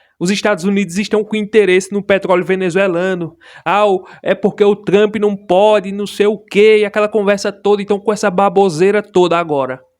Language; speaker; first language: Portuguese; native; Portuguese